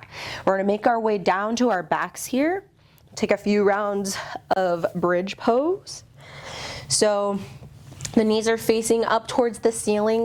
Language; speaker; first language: English; native; English